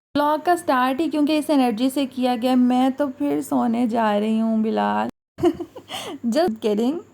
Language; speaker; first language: Urdu; native; Urdu